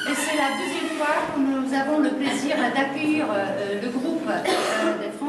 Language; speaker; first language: French; non-native, fluent; Polish